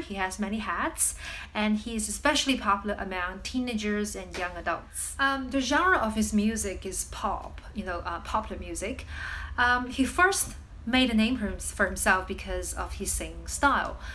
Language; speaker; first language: English; non-native, fluent; Chinese